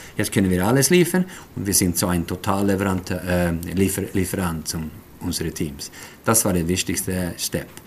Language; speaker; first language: German; non-native, fluent; Swedish